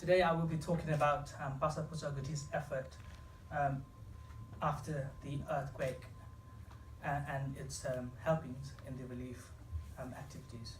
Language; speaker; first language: English; non-native, fluent; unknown